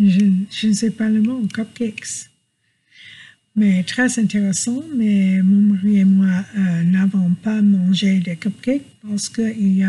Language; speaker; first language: French; non-native, learner; English